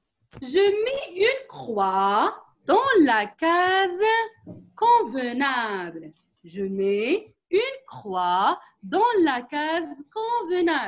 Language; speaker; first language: French; non-native, local second language; Arabic